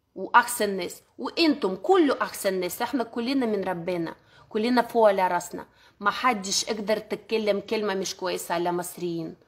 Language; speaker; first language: Arabic; non-native, learner; Russian